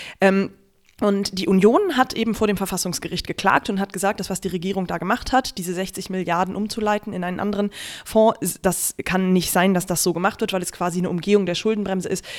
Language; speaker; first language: German; native; German